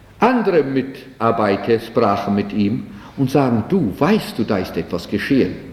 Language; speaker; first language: German; early bilingual, heritage; German